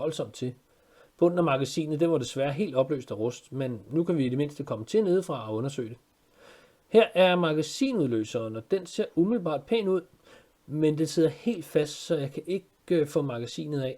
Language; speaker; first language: Danish; native; Danish